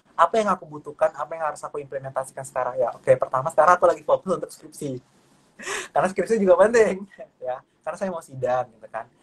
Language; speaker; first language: Indonesian; non-native, local second language; Malay